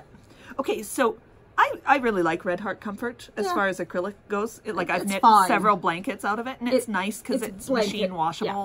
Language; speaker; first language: English; native; English